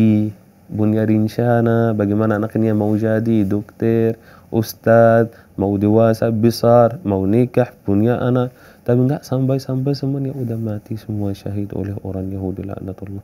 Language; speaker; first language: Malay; non-native, fluent; Arabic